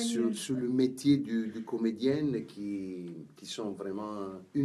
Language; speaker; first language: French; non-native, fluent; Italian